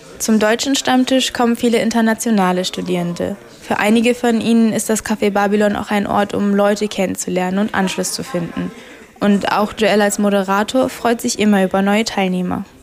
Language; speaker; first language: German; native; German